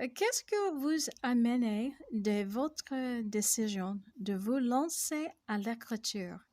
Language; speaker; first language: French; non-native, fluent; English